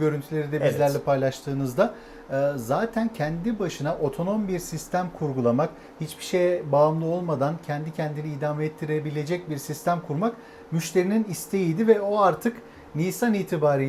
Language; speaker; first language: Turkish; native; Turkish